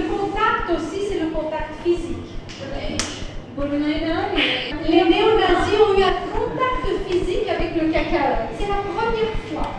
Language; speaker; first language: French; non-native, fluent; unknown